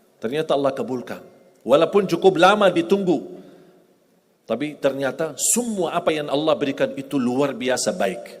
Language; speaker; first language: Indonesian; non-native, fluent; Arabic